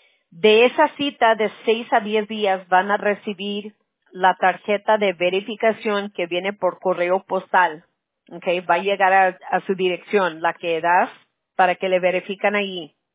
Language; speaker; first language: Spanish; early bilingual, other home language; English